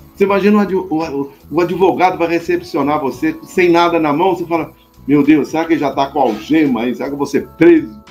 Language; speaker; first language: Portuguese; native; Portuguese